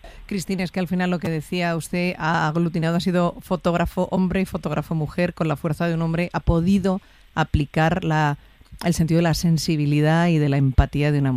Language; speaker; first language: Spanish; native; Spanish